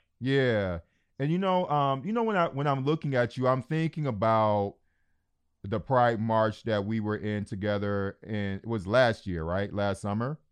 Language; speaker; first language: English; native; English